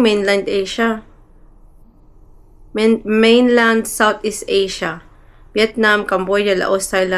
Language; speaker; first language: English; non-native, local second language; Cebuano